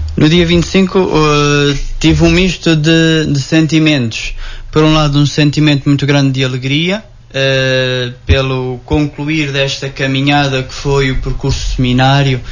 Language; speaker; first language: Portuguese; native; Portuguese